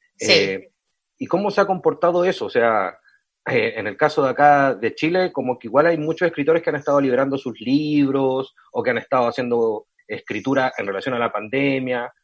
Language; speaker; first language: Spanish; native; Spanish